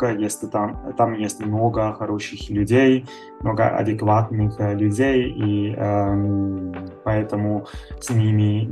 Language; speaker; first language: Russian; non-native, fluent; Italian